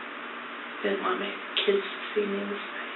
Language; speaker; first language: English; native; English